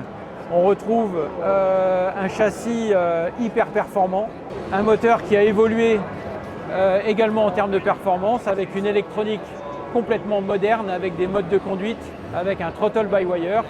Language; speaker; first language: French; native; French